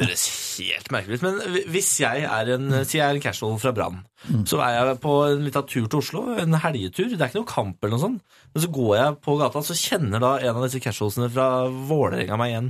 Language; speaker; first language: Norwegian; native; Norwegian